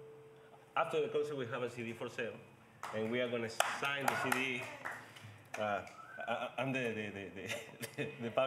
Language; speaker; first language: English; non-native, fluent; Spanish